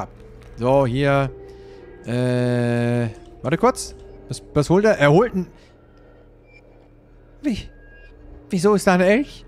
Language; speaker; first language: German; native; German